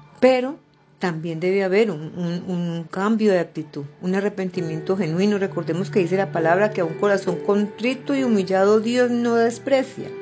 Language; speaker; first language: Spanish; native; Spanish